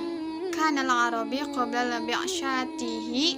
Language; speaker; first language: Arabic; non-native, learner; Indonesian